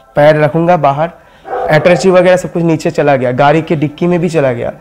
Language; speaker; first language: Hindi; non-native, local second language; Bangla